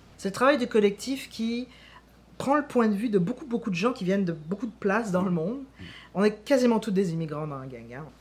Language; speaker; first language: French; native; French